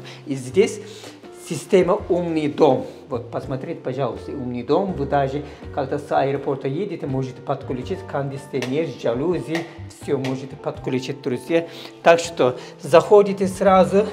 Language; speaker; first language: Russian; non-native, learner; Turkish